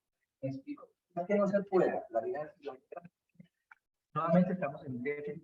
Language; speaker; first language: Spanish; native; Spanish